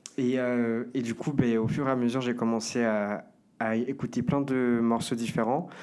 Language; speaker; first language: French; non-native, fluent; Portuguese